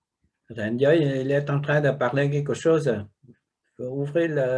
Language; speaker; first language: French; non-native, learner; Vietnamese